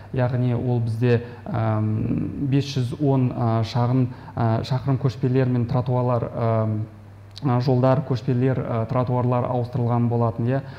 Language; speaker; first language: Kazakh; native; Kazakh